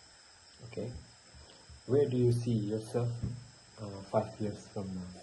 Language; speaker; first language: English; non-native, learner; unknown